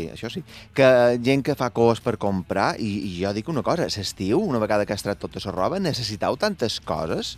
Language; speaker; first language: Catalan; native; Catalan